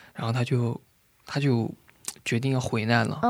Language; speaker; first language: Chinese; native; Chinese